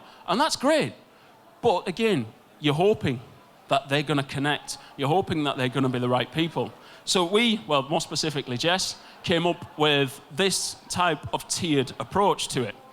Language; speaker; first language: English; native; English